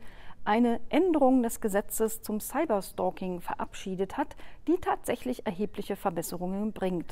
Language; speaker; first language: German; native; German